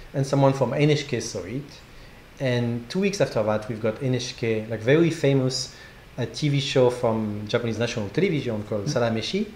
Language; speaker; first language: English; non-native, fluent; French